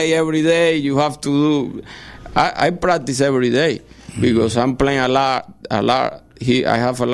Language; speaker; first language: English; non-native, fluent; Spanish